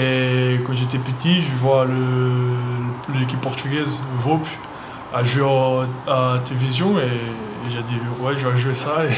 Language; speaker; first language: French; non-native, learner; Portuguese